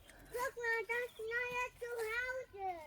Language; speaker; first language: German; early bilingual, other home language; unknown